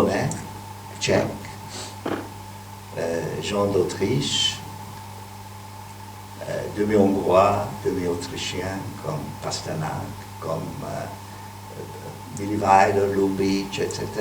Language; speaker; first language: French; non-native, fluent; Hungarian